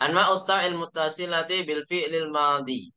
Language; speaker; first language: Arabic; non-native, fluent; Indonesian